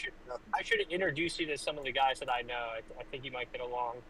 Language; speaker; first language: English; native; English